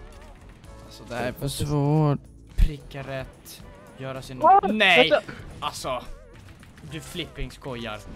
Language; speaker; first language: Swedish; native; Swedish